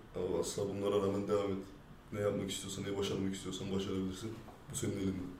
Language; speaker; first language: Turkish; early bilingual, heritage; French